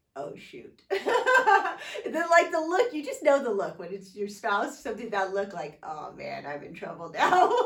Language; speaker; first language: English; native; English